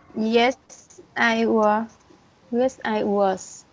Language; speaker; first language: English; non-native, learner; Vietnamese